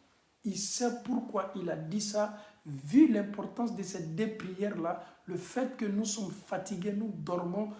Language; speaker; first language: French; non-native, local second language; Bambara